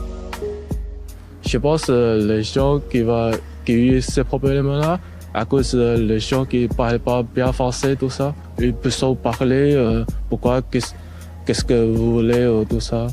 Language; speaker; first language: French; non-native, learner; Chinese